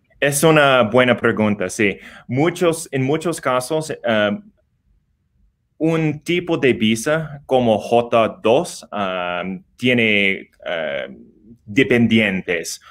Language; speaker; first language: Spanish; non-native, learner; English